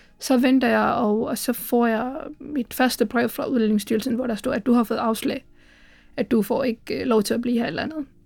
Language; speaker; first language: Danish; non-native, fluent; Tamil